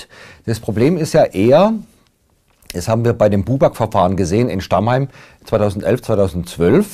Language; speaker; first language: German; native; German